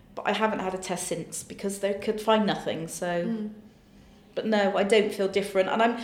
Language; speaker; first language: English; native; English